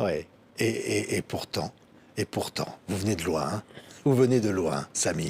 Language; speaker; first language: French; native; French